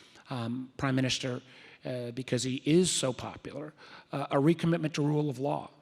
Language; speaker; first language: English; native; English